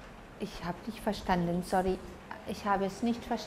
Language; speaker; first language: German; non-native, fluent; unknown